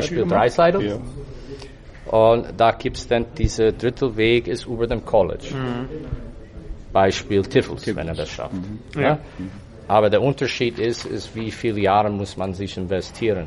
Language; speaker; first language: German; non-native, fluent; English